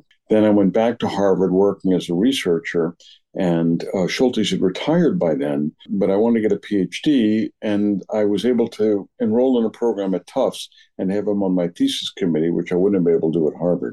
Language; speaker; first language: English; native; English